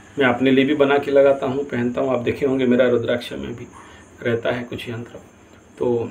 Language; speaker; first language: Hindi; non-native, local second language; Odia